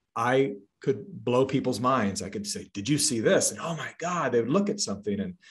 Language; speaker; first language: English; native; English